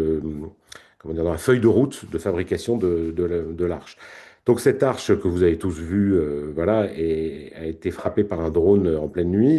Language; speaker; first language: French; native; French